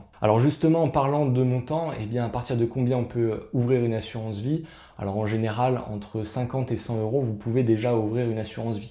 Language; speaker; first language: French; native; French